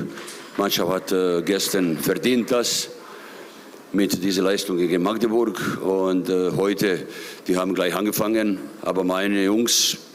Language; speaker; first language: German; non-native, fluent; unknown